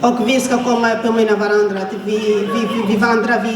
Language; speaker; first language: Swedish; non-native, fluent; Kinyarwanda